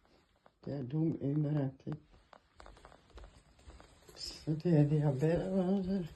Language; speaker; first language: Danish; non-native, learner; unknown